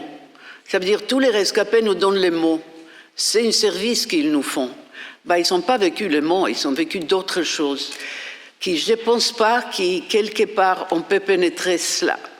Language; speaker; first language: French; non-native, fluent; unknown